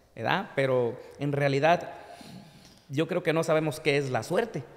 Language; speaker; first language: Spanish; native; Spanish